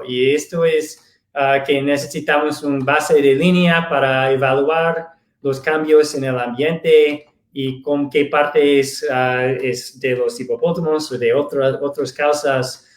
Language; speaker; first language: Spanish; non-native, fluent; English